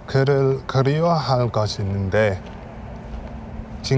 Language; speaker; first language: Korean; non-native, learner; English